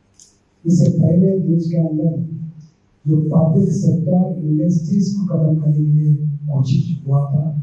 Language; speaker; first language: Hindi; non-native, local second language; Telugu